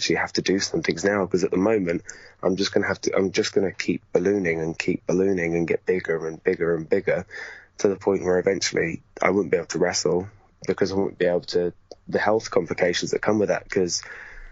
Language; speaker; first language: English; native; English